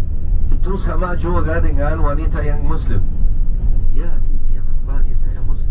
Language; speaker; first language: Indonesian; non-native, fluent; Arabic